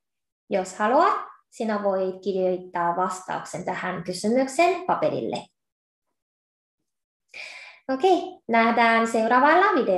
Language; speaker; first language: Finnish; non-native, fluent; Korean